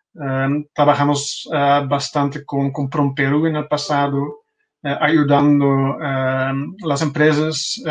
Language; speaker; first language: Spanish; non-native, fluent; Dutch